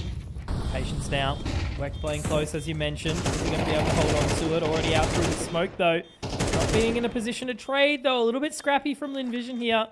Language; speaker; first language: English; native; English